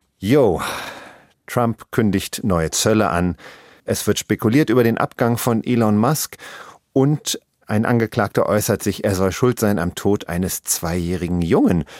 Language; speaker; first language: German; native; German